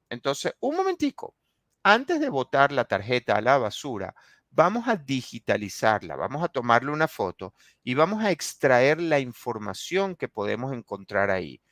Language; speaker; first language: Spanish; native; Spanish